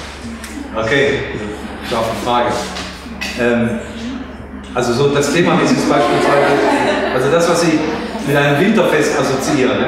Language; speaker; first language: German; native; German